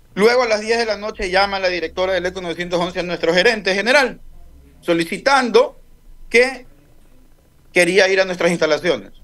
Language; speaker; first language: Spanish; native; Spanish